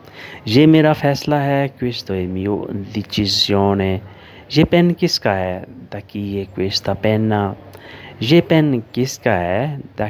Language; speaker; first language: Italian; non-native, learner; Urdu